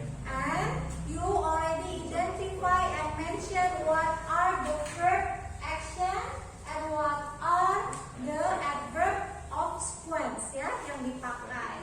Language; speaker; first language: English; non-native, fluent; Indonesian